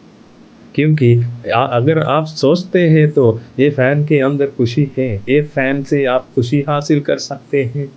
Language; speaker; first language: Hindi; non-native, fluent; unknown